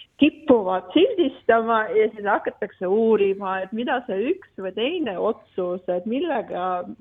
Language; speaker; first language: Estonian; non-native, local second language; Russian